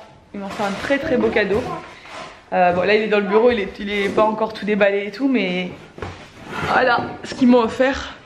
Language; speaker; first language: French; native; French